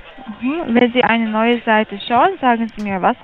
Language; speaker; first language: German; non-native, learner; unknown